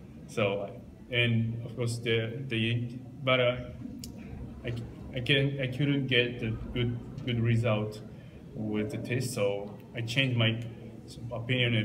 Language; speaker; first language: English; non-native, learner; Japanese